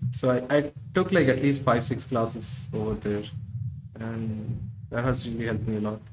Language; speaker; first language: English; non-native, local second language; Bangla